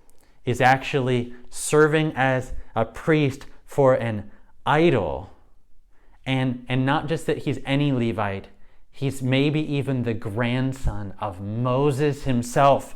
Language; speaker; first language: English; native; English